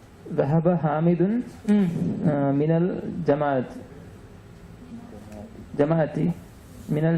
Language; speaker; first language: Arabic; non-native, learner; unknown